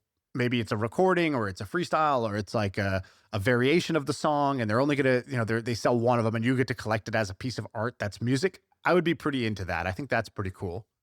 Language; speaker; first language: English; native; English